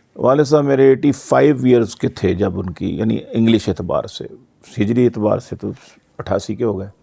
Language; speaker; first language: Urdu; non-native, local second language; Punjabi